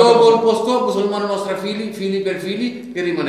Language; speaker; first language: Italian; non-native, learner; Bangla